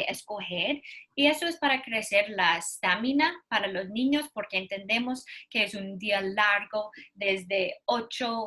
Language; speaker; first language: Spanish; non-native, learner; English